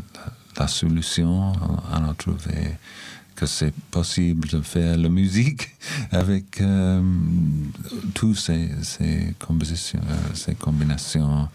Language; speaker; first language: French; non-native, learner; English